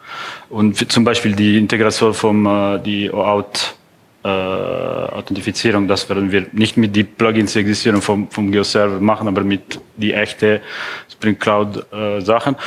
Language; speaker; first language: German; non-native, fluent; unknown